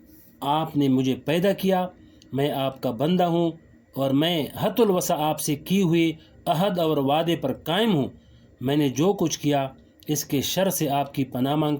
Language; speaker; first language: Urdu; native; Urdu